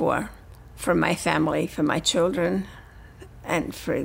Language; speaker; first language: English; non-native, fluent; Italian